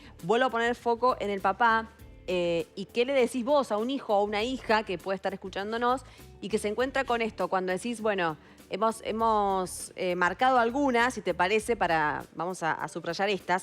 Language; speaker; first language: Spanish; native; Spanish